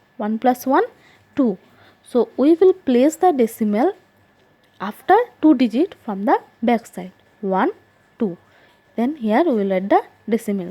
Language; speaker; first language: English; non-native, local second language; Assamese